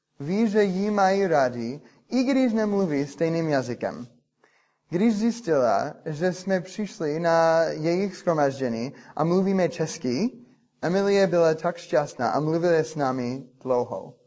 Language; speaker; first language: Czech; non-native, learner; English